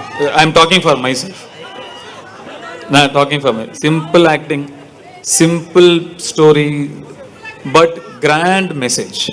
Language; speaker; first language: Telugu; non-native, learner; Tamil